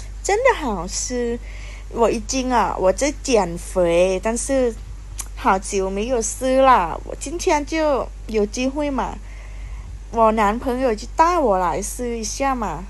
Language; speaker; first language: Chinese; non-native, learner; Lao